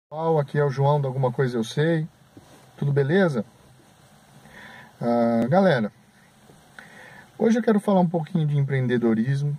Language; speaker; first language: Portuguese; native; Portuguese